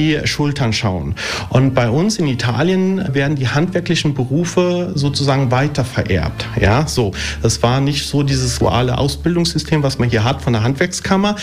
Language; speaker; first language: German; early bilingual, other home language; Italian